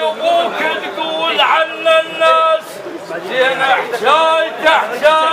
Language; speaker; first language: Arabic; native; Arabic